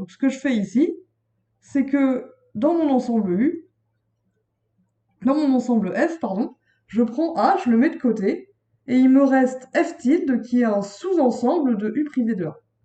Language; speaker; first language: French; native; French